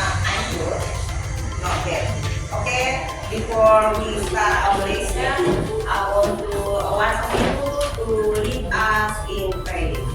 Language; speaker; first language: English; non-native, learner; Indonesian